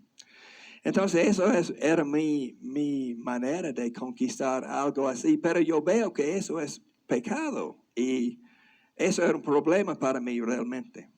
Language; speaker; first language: Spanish; non-native, fluent; English